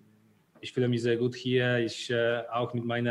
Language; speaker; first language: German; non-native, fluent; Polish